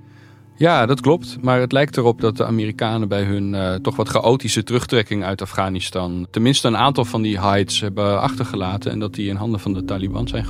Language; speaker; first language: Dutch; native; Dutch